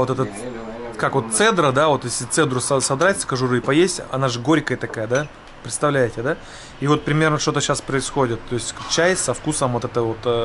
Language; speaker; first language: Russian; native; Russian